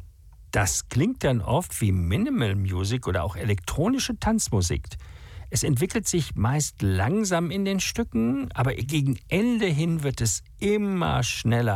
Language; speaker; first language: German; native; German